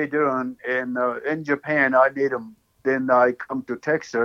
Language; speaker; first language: English; non-native, learner; Japanese